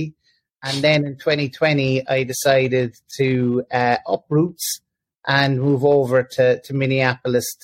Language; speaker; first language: English; native; English